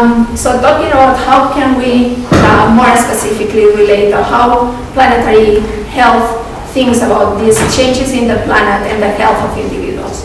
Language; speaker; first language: English; non-native, fluent; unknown